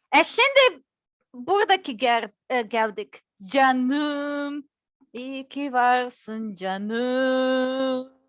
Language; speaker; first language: Turkish; non-native, learner; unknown